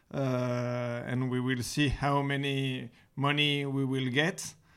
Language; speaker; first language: English; non-native, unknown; French